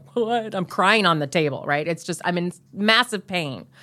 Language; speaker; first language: English; native; English